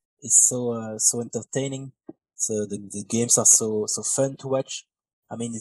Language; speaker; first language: English; non-native, fluent; French